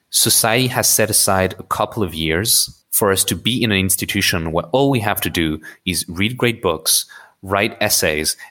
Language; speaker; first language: English; early bilingual, other home language; Arabic